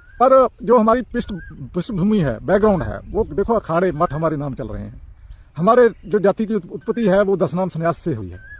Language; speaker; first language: Hindi; non-native, local second language; Punjabi